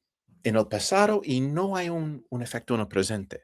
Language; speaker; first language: Spanish; non-native, fluent; English